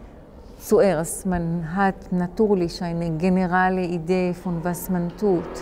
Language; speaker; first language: German; non-native, fluent; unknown